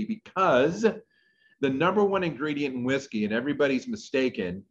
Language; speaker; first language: English; native; English